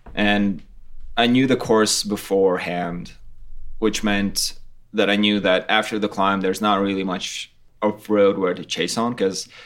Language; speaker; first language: English; non-native, fluent; Latvian